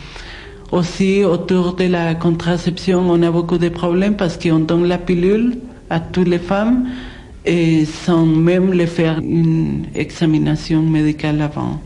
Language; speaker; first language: French; non-native, fluent; Spanish